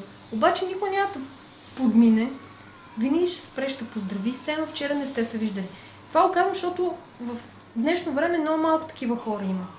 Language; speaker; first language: Bulgarian; native; Bulgarian